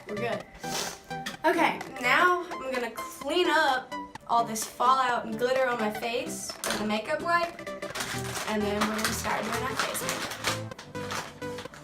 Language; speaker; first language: English; native; English